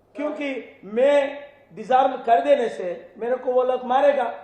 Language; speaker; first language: Hindi; non-native, local second language; Telugu